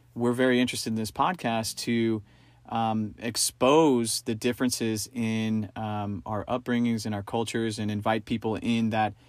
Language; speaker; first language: English; native; English